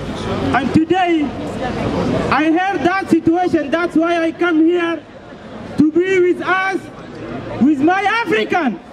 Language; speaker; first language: English; non-native, learner; Arabic